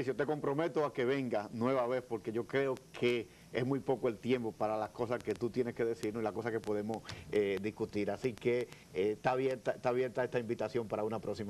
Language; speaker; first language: Spanish; native; Spanish